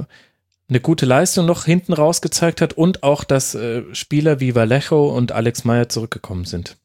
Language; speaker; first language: German; native; German